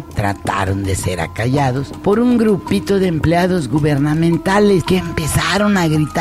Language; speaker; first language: Spanish; native; Spanish